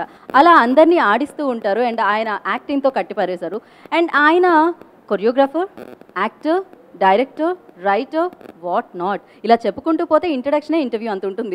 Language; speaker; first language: Telugu; native; Telugu